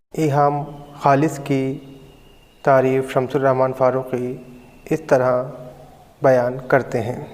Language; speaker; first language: Urdu; native; Urdu